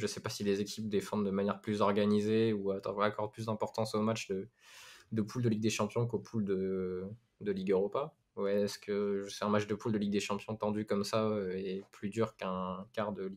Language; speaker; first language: French; native; French